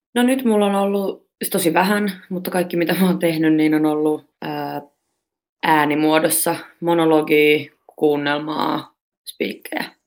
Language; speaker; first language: Finnish; native; Finnish